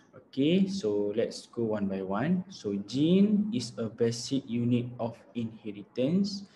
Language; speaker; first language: English; non-native, local second language; Malay